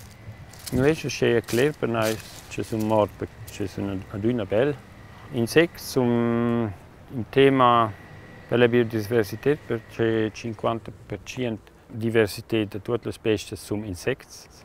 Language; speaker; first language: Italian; non-native, local second language; German